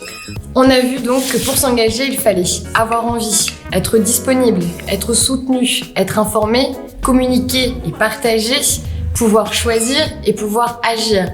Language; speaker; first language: French; native; French